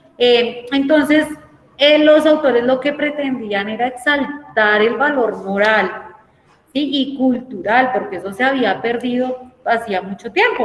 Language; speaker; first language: Spanish; native; Spanish